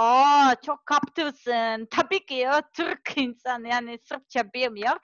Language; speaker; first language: Turkish; non-native, learner; Serbian